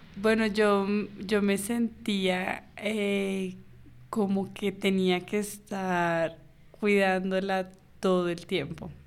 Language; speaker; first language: Spanish; native; Spanish